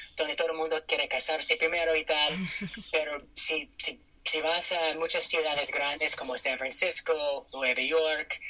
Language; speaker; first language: Spanish; non-native, fluent; English